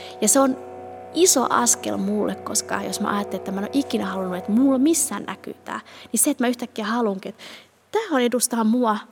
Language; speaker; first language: Finnish; early bilingual, other home language; Bangla